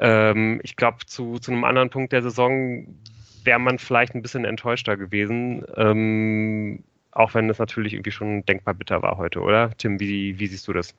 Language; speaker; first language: German; native; German